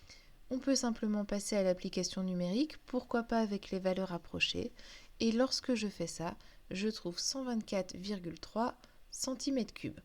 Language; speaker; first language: French; native; French